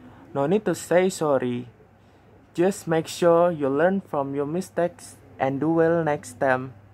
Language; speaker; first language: English; non-native, learner; Indonesian